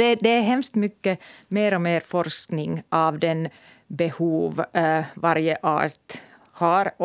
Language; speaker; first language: Swedish; non-native, local second language; Finnish